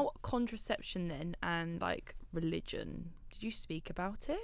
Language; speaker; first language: English; native; English